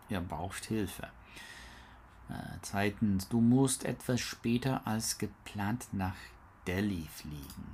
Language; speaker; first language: German; non-native, learner; English